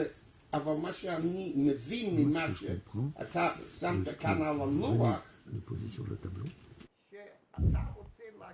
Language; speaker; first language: Hebrew; non-native, fluent; English